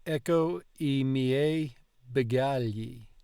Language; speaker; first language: Italian; non-native, learner; English